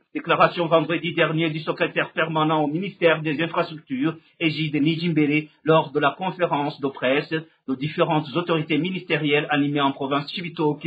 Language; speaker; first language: French; non-native, local second language; Rundi